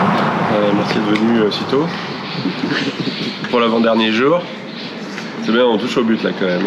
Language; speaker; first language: French; native; French